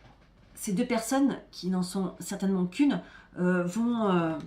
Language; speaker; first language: French; native; French